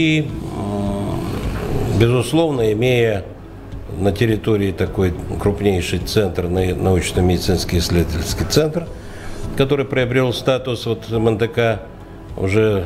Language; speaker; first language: Russian; native; Russian